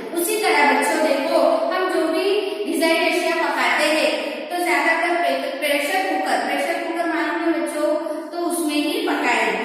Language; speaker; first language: Urdu; native; Urdu